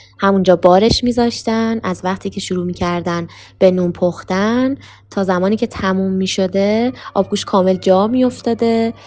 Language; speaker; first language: Persian; non-native, local second language; Arabic